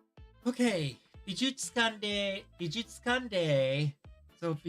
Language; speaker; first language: Japanese; non-native, learner; English